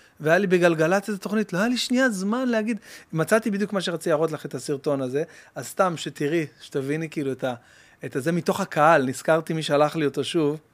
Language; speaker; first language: Hebrew; native; Hebrew